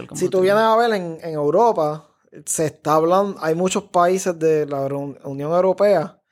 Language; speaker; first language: Spanish; native; Spanish